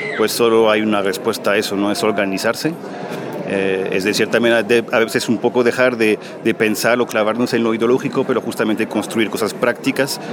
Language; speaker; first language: Spanish; non-native, fluent; French